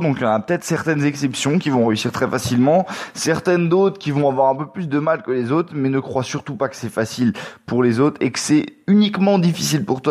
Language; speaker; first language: French; native; French